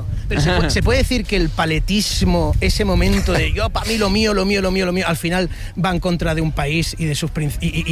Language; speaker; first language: Spanish; native; Spanish